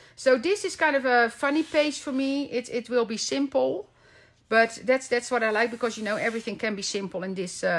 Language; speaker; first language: English; non-native, fluent; Dutch